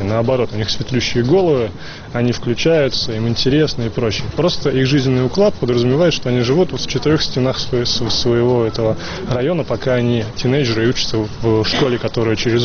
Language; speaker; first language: Russian; native; Russian